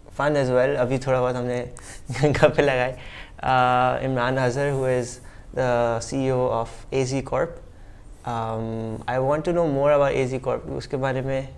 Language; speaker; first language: Urdu; native; Urdu